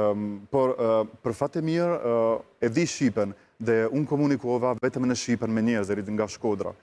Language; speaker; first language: Albanian; non-native, learner; Italian